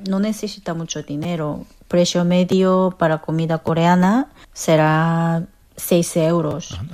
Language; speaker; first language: Spanish; non-native, fluent; Korean